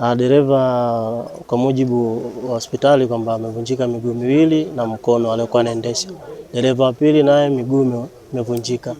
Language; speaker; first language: Swahili; native; Swahili